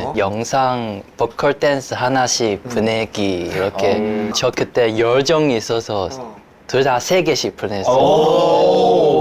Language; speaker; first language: Korean; non-native, learner; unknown